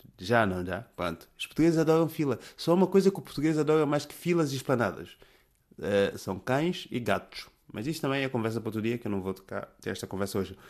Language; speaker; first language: Portuguese; native; Portuguese